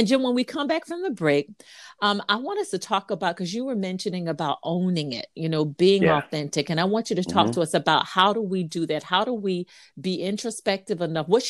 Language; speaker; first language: English; native; English